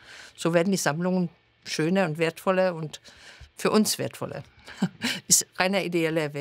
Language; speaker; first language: German; native; German